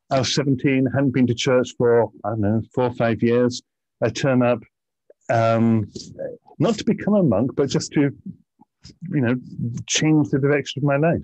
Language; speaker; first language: English; native; English